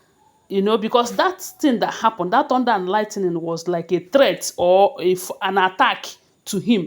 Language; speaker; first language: English; non-native, local second language; Yoruba